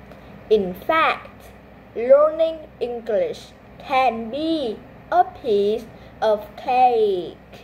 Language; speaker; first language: English; non-native, learner; Vietnamese